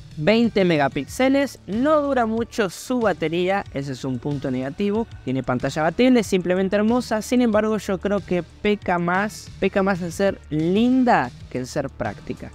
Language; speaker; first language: Spanish; native; Spanish